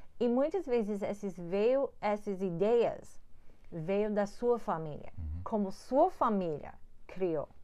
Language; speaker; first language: Portuguese; non-native, learner; English